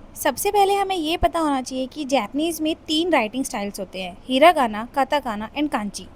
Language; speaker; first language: Hindi; native; Hindi